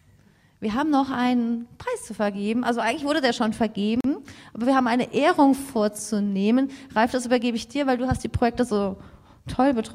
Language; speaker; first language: German; native; German